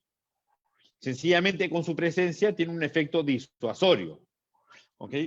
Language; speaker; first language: Spanish; native; Spanish